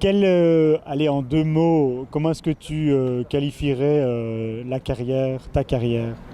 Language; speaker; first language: French; native; French